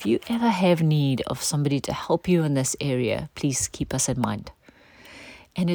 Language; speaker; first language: English; native; English